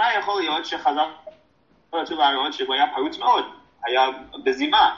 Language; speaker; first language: Hebrew; non-native, fluent; English